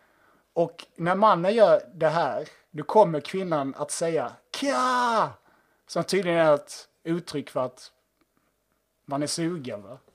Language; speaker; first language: Swedish; native; Swedish